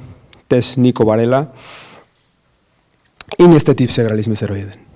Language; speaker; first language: Polish; non-native, learner; Spanish